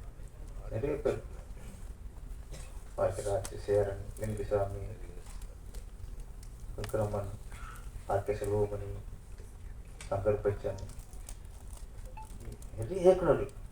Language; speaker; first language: Tamil; native; Tamil